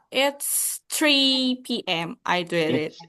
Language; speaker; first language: English; non-native, learner; Indonesian